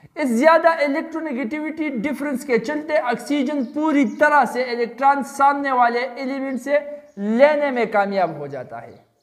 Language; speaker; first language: Urdu; non-native, local second language; Pashto